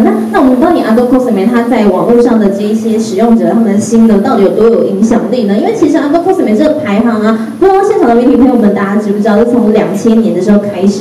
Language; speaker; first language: Chinese; native; Chinese